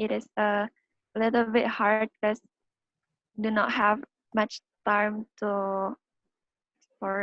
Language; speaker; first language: English; non-native, learner; Indonesian